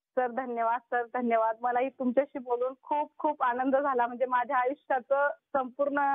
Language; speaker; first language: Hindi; non-native, local second language; Marathi